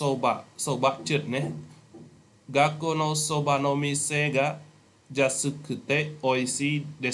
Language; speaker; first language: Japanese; non-native, fluent; Khmer